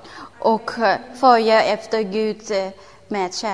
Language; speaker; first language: Swedish; non-native, learner; Thai